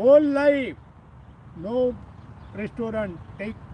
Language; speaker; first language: English; non-native, learner; Gujarati